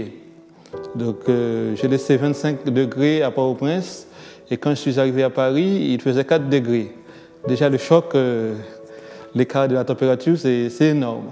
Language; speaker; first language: French; non-native, local second language; Haitian Creole